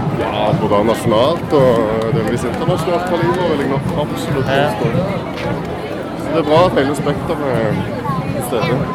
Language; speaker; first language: Norwegian; native; Norwegian